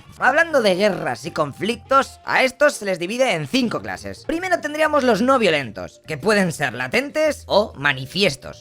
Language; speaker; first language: Spanish; native; Spanish